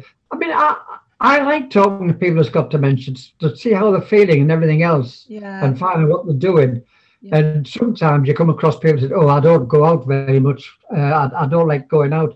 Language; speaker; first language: English; native; English